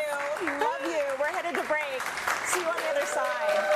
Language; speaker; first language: English; native; English